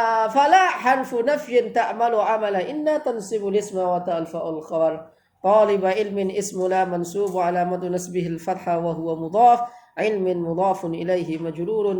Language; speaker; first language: Arabic; non-native, fluent; Indonesian